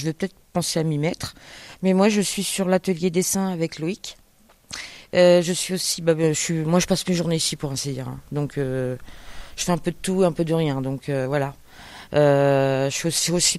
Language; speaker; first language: French; native; French